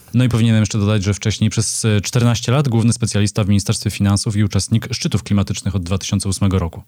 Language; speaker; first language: Polish; native; Polish